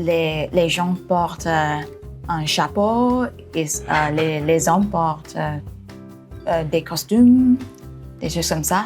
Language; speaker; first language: French; non-native, fluent; Thai